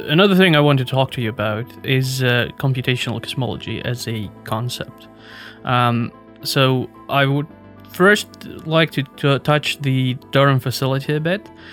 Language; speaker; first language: English; non-native, fluent; Russian